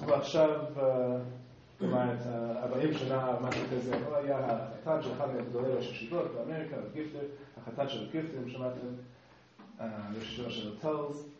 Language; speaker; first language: Hebrew; non-native, fluent; English